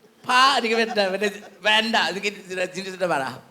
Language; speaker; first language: Malayalam; non-native, local second language; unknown